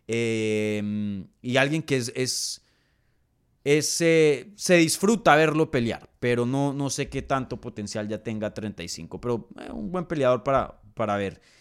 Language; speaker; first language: Spanish; native; Spanish